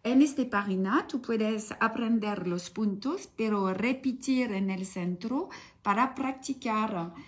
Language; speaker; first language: Spanish; non-native, learner; French